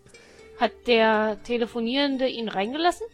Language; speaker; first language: German; native; German